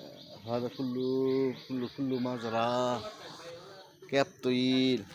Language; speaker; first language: Arabic; non-native, learner; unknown